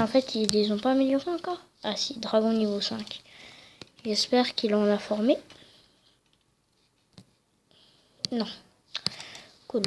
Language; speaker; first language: French; native; French